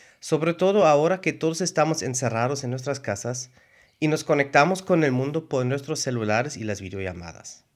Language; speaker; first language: Spanish; non-native, fluent; German